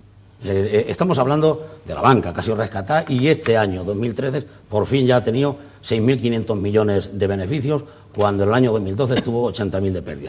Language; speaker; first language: Spanish; native; Spanish